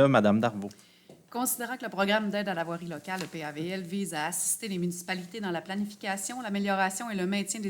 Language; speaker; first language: French; native; French